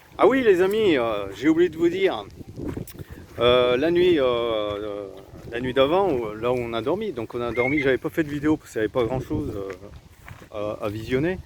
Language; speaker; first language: French; native; French